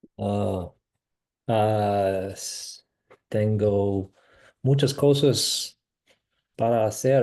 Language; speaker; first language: Spanish; non-native, learner; English